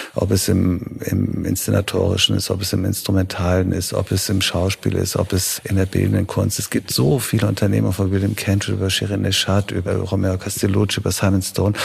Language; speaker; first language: German; native; German